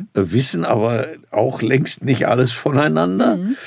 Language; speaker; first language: German; native; German